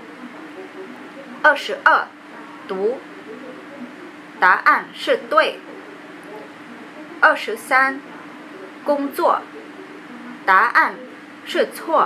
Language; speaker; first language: Chinese; non-native, learner; Vietnamese